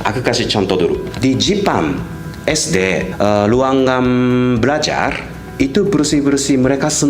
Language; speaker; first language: Indonesian; non-native, fluent; Japanese